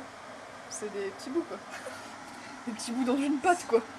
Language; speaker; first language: French; native; French